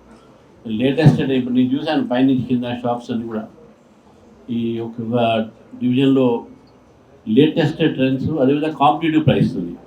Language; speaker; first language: Telugu; native; Telugu